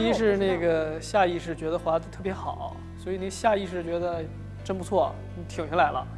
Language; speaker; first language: Chinese; native; Chinese